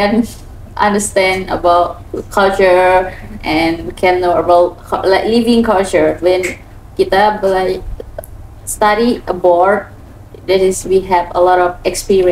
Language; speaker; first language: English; non-native, learner; Thai